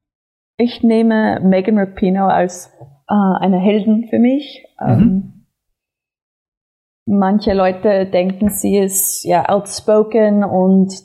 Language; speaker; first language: German; non-native, fluent; English